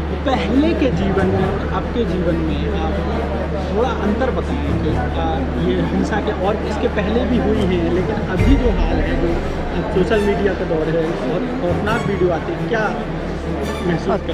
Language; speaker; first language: Hindi; native; Hindi